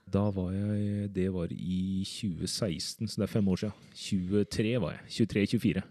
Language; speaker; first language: Norwegian; native; Norwegian